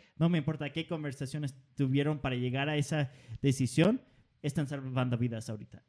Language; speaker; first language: Spanish; non-native, fluent; Danish